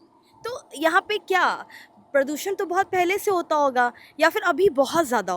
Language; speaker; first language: Hindi; native; Hindi